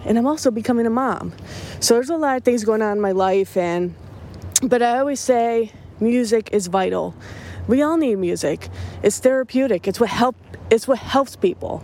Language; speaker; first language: English; early bilingual, other home language; Spanish